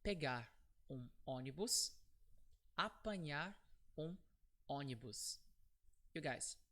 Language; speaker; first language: Portuguese; non-native, fluent; English